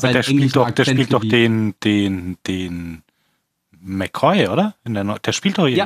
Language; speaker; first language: German; native; German